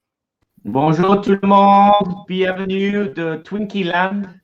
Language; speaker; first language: French; non-native, learner; English